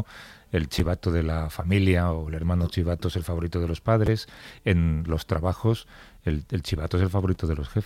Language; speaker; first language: Spanish; native; Spanish